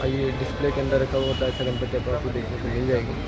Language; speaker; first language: Hindi; non-native, local second language; Marathi